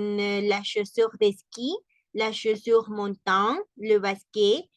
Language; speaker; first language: French; non-native, learner; Spanish